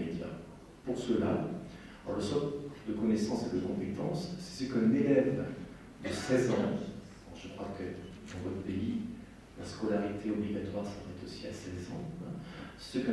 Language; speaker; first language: French; native; French